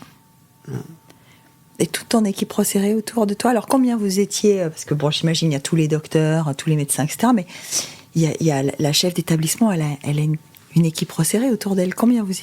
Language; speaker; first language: French; native; French